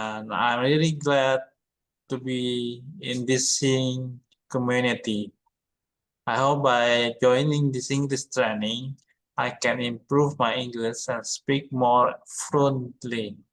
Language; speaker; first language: English; non-native, learner; Indonesian